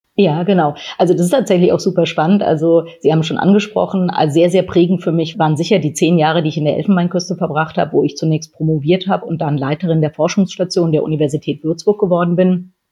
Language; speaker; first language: German; native; German